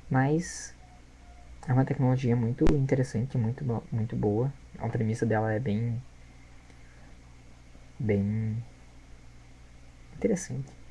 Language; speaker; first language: Portuguese; native; Portuguese